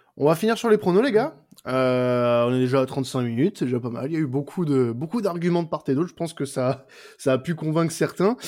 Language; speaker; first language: French; native; French